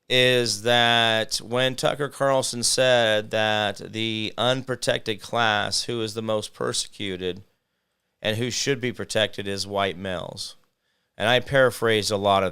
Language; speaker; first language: English; native; English